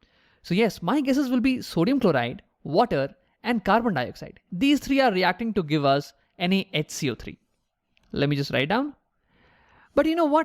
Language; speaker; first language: English; non-native, local second language; Hindi